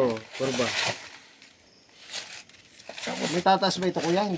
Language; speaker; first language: Filipino; native; Filipino